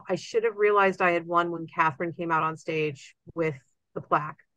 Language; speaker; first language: English; native; English